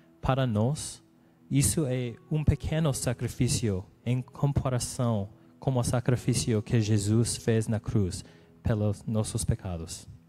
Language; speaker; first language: Portuguese; non-native, learner; English